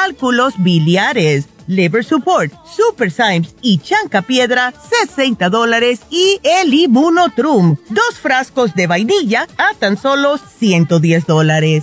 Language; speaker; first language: Spanish; native; Spanish